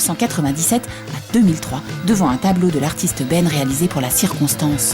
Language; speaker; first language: French; native; French